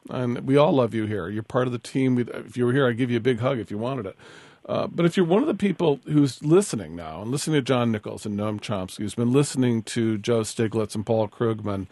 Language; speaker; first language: English; native; English